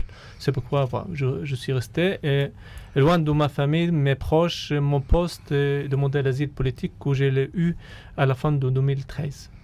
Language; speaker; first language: French; non-native, fluent; Arabic